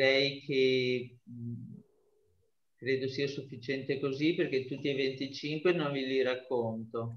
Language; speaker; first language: Italian; native; Italian